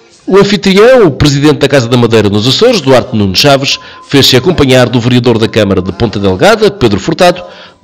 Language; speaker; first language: Portuguese; native; Portuguese